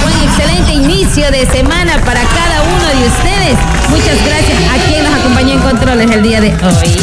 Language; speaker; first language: Spanish; native; Spanish